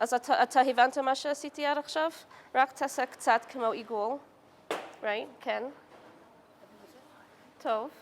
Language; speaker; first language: Hebrew; non-native, fluent; English